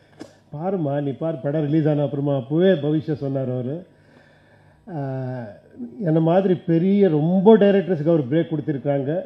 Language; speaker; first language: Tamil; non-native, local second language; Kannada